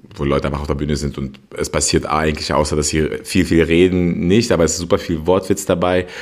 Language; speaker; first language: German; non-native, fluent; Russian